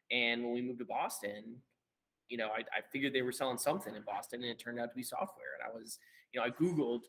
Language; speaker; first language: English; native; English